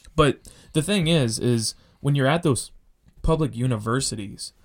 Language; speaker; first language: English; native; English